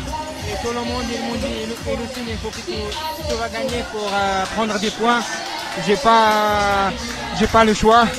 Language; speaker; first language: French; non-native, fluent; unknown